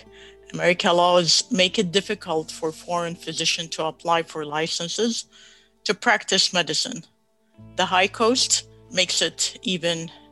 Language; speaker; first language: English; non-native, fluent; Arabic